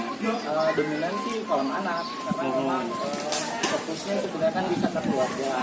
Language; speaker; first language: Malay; non-native, local second language; Sundanese